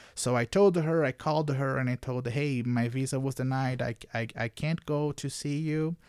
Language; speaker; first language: English; non-native, fluent; Portuguese